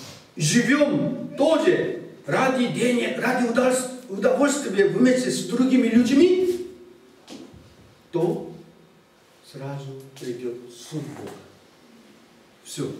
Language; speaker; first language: Russian; non-native, fluent; Korean